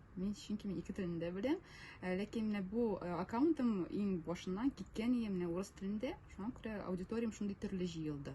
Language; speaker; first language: Tatar; non-native, local second language; Russian